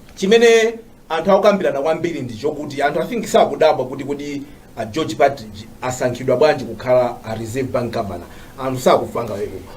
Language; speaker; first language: Nyanja; native; Nyanja